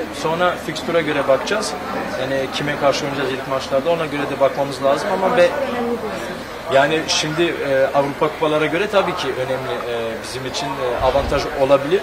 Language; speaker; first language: Turkish; early bilingual, heritage; Turkish